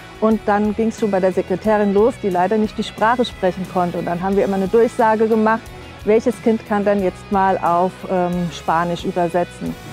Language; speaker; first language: German; native; German